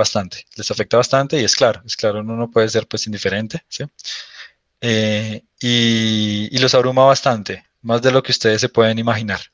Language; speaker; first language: Spanish; native; Spanish